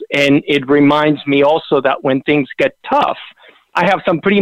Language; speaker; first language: English; non-native, fluent; Spanish